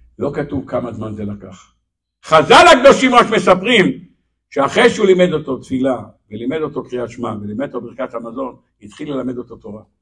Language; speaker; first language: Hebrew; native; Hebrew